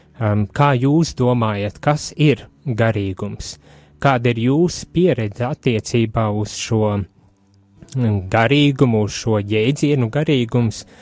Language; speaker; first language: Latvian; native; Latvian